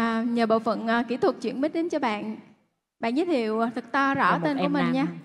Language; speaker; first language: Vietnamese; native; Vietnamese